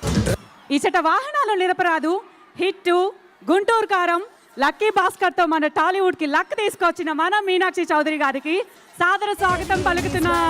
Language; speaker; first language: Telugu; native; Telugu